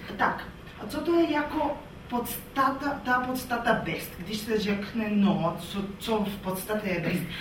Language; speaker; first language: Czech; non-native, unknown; Bulgarian